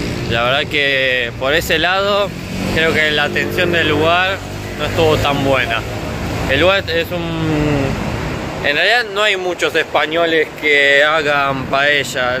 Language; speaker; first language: Spanish; native; Spanish